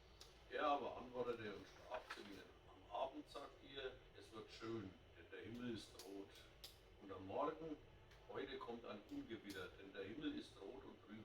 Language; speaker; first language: German; native; German